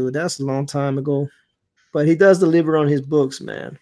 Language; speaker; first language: English; non-native, fluent; Spanish